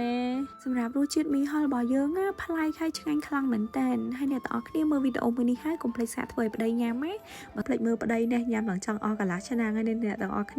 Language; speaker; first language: Khmer; native; Khmer